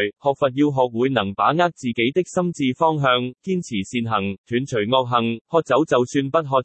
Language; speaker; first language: Chinese; non-native, local second language; Cantonese